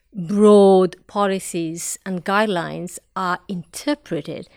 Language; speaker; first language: English; non-native, fluent; Japanese